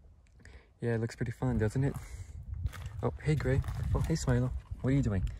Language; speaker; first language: English; native; English